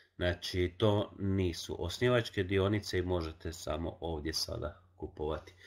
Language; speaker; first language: Croatian; non-native, local second language; Hungarian